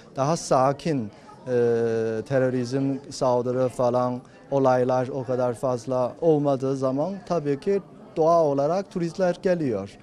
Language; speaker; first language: Turkish; non-native, fluent; Chinese